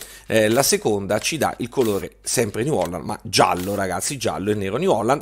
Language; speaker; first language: Italian; native; Italian